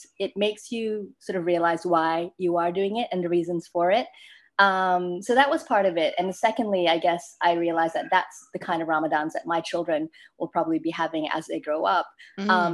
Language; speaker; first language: English; non-native, local second language; Malay